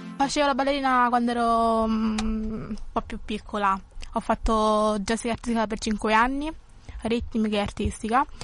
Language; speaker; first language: Italian; early bilingual, other home language; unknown